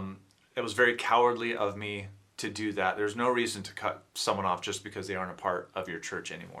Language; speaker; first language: English; native; English